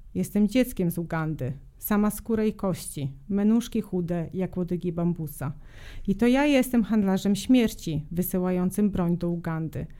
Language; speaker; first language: Polish; non-native, fluent; Serbian